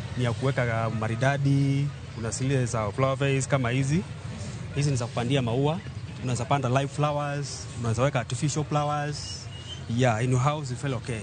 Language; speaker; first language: Swahili; non-native, local second language; Kamba